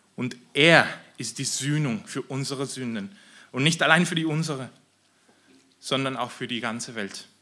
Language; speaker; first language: German; non-native, fluent; Spanish